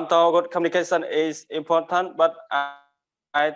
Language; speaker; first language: English; non-native, learner; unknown